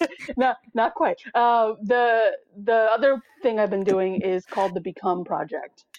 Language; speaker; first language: English; early bilingual, other home language; Samoan